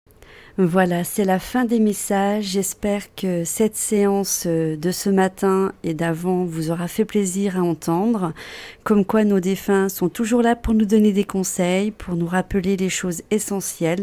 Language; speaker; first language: French; native; French